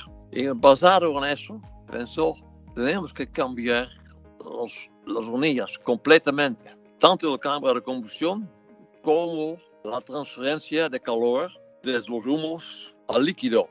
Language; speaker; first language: Spanish; non-native, fluent; Dutch